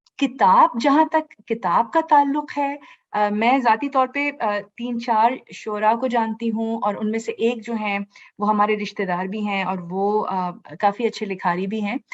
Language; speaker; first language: Urdu; native; Urdu